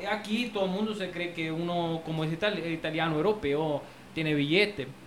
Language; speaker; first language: Spanish; non-native, fluent; Italian